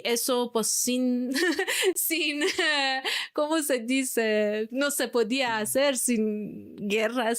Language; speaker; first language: Spanish; non-native, fluent; Persian